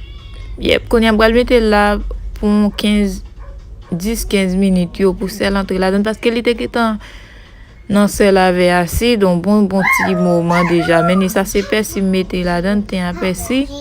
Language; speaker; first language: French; non-native, local second language; Haitian Creole